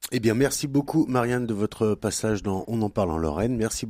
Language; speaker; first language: French; native; French